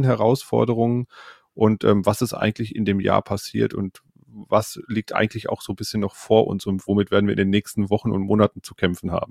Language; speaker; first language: German; native; German